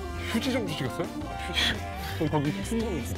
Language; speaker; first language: Korean; native; Korean